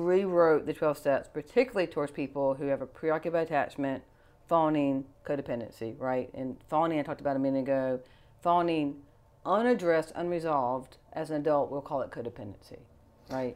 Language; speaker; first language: English; native; English